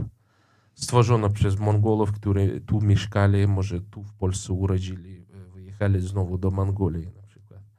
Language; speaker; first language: Polish; non-native, fluent; Russian